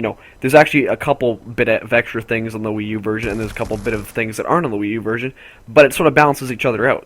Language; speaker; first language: English; native; English